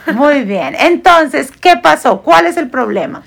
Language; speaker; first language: Spanish; non-native, fluent; English